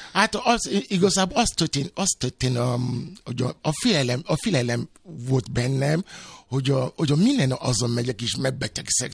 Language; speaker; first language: Hungarian; non-native, learner; Yoruba